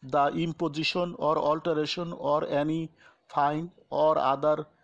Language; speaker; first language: English; non-native, local second language; Bangla